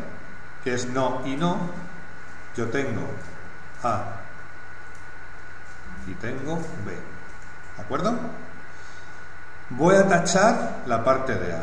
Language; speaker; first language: Spanish; native; Spanish